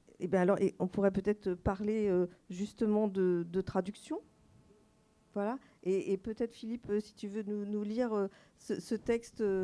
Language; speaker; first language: French; native; French